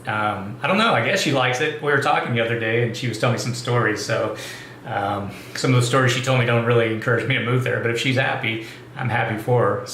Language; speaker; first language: English; native; English